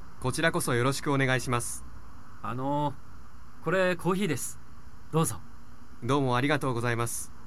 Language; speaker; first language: Japanese; non-native, learner; Portuguese